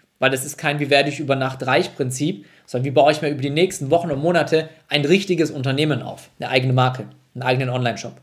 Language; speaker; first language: German; native; German